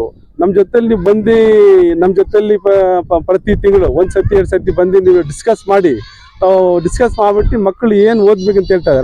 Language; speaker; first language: Kannada; non-native, local second language; Urdu